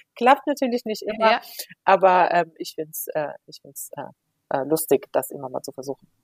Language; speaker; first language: German; non-native, fluent; Arabic